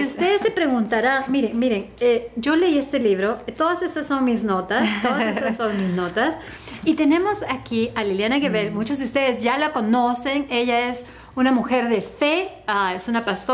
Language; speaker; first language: Spanish; native; Spanish